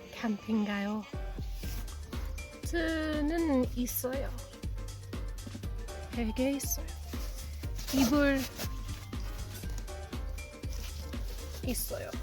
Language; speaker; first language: Korean; non-native, learner; English